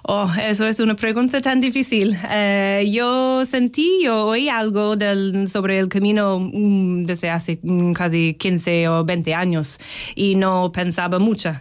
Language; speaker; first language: Spanish; non-native, fluent; English